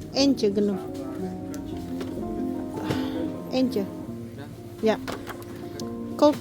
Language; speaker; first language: Dutch; non-native, learner; Indonesian